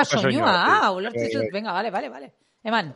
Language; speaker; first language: Basque; native; Basque